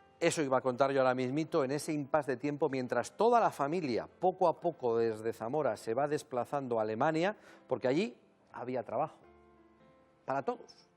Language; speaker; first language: Spanish; native; Spanish